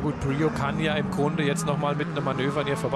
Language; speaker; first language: German; native; German